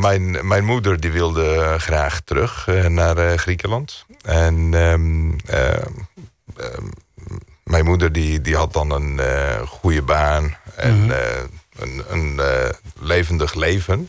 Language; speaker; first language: Dutch; non-native, fluent; Greek